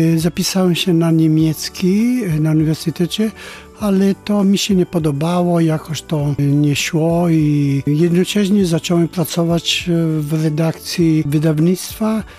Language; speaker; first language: Polish; non-native, fluent; Italian